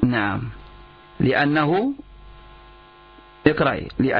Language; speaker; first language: Arabic; non-native, fluent; Indonesian